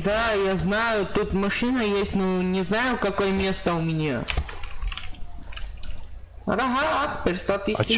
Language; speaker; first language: Russian; non-native, learner; Armenian